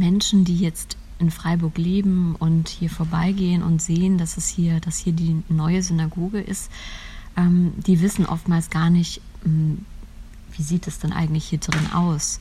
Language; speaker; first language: German; native; German